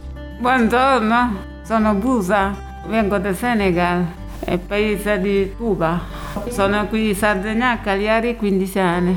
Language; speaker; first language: Italian; non-native, learner; Wolof